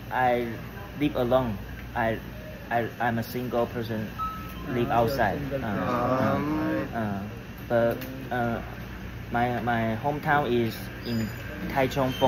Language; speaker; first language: English; non-native, learner; Chinese